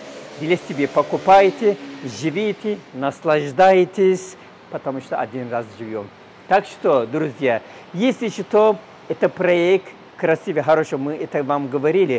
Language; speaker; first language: Russian; non-native, learner; Turkish